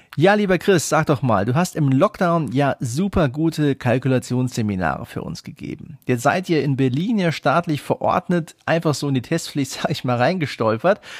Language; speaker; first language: German; native; German